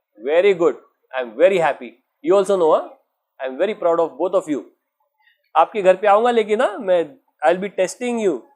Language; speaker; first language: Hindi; non-native, local second language; Marathi